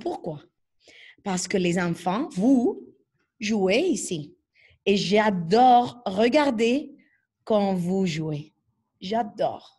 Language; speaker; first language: French; non-native, fluent; Spanish